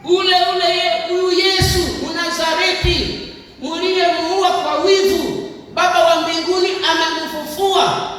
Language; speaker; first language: Swahili; non-native, local second language; Nande